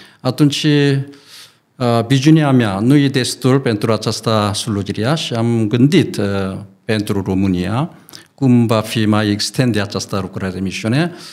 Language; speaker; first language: Romanian; non-native, learner; Korean